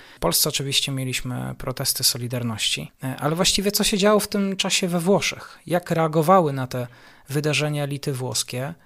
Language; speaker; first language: Polish; native; Polish